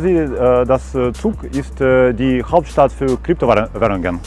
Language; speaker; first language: German; non-native, learner; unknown